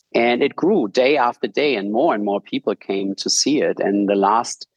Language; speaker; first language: English; non-native, fluent; German